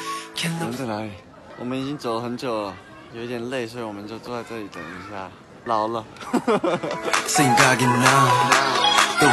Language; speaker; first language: Chinese; early bilingual, heritage; Chinese